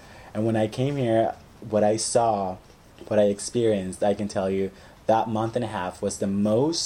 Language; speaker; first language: English; non-native, fluent; Spanish